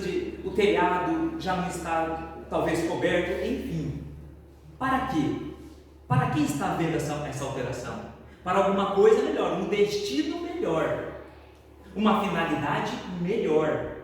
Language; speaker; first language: Portuguese; native; Portuguese